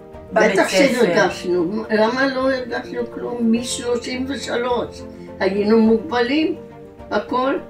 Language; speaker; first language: Hebrew; non-native, fluent; German